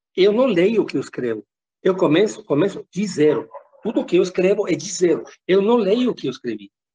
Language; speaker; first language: Portuguese; non-native, fluent; Spanish